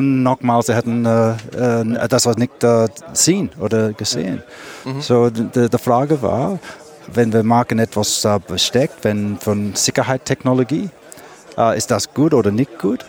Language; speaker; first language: German; non-native, learner; English